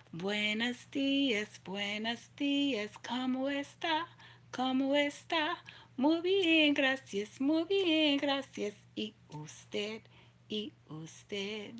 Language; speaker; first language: Spanish; non-native, learner; English